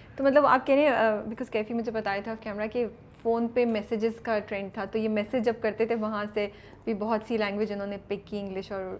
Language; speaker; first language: Urdu; native; Urdu